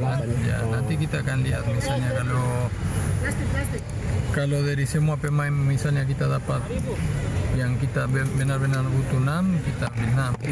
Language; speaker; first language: Indonesian; non-native, fluent; Spanish